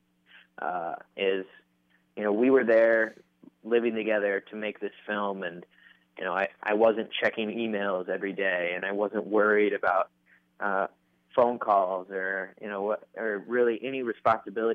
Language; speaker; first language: English; native; English